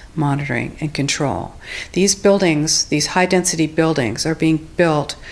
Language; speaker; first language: English; native; English